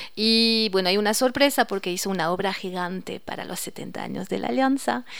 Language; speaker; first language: Spanish; non-native, fluent; French